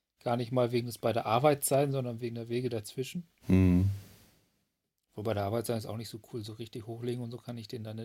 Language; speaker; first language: German; native; German